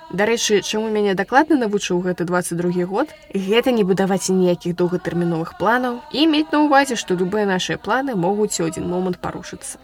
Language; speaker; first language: Belarusian; non-native, local second language; Russian